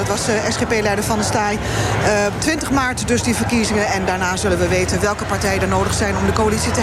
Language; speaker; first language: Dutch; native; Dutch